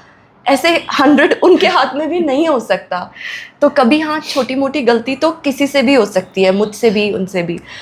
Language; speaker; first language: Hindi; native; Hindi